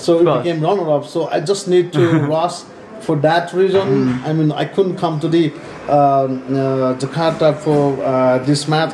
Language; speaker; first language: English; non-native, learner; Nepali